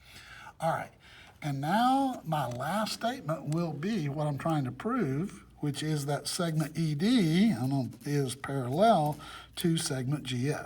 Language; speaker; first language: English; native; English